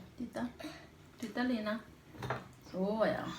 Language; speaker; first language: Swedish; non-native, learner; Thai